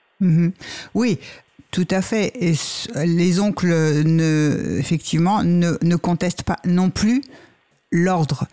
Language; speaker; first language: French; native; French